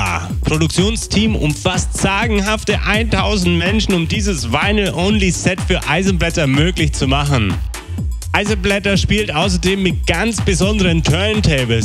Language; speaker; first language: German; native; German